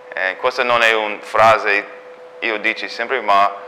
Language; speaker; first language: Italian; non-native, learner; English